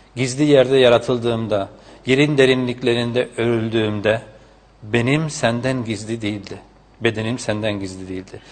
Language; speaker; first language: Turkish; non-native, fluent; Spanish